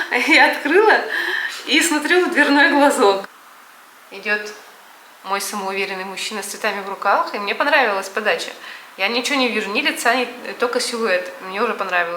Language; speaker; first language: Russian; native; Russian